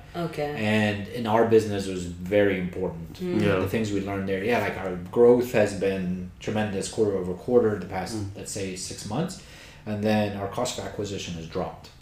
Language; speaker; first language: English; native; English